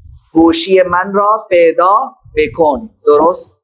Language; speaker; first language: Persian; non-native, fluent; Urdu